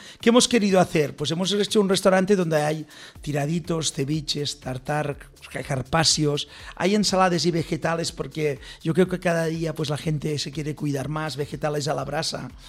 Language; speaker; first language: Spanish; non-native, local second language; Catalan